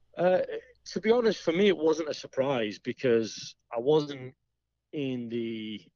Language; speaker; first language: English; native; English